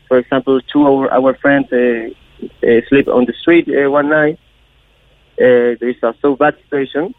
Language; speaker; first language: English; non-native, learner; Spanish